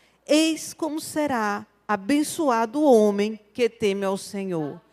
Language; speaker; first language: Portuguese; native; Portuguese